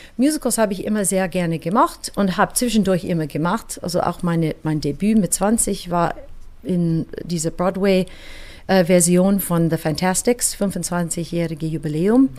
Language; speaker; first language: German; non-native, fluent; English